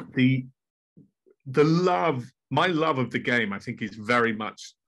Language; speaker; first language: English; native; English